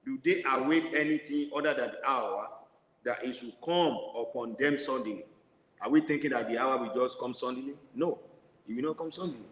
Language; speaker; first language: English; non-native, local second language; Yoruba